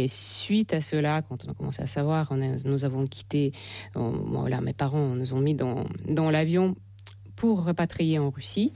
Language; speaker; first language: French; non-native, fluent; Russian